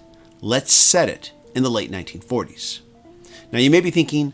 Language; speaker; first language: English; native; English